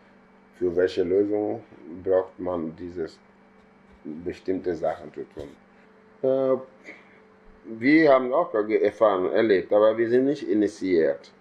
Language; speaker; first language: German; non-native, fluent; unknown